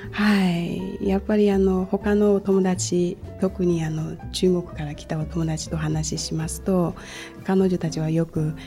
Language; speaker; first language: Japanese; non-native, fluent; Chinese